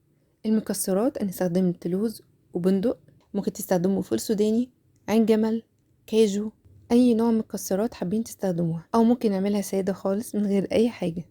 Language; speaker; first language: Arabic; native; Arabic